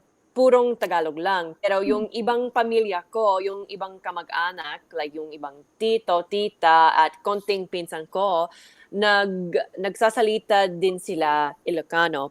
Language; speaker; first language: Filipino; early bilingual, heritage; English